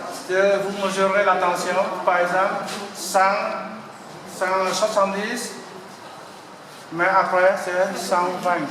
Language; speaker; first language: French; non-native, learner; Vietnamese